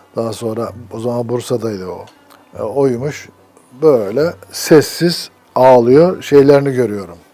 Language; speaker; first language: Turkish; native; Turkish